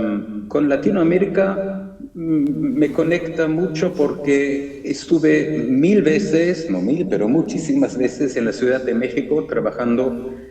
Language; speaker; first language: Spanish; early bilingual, heritage; German